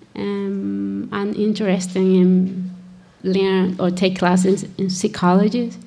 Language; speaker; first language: English; non-native, fluent; Spanish